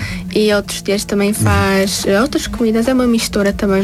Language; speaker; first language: Portuguese; early bilingual, other home language; Tajik